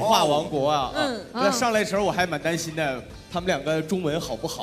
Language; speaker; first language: Chinese; native; Chinese